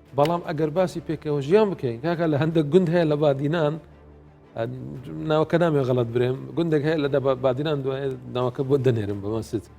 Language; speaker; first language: Central Kurdish; non-native, local second language; Assyrian Neo-Aramaic